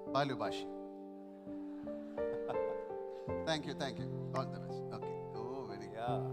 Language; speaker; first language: Malayalam; native; Malayalam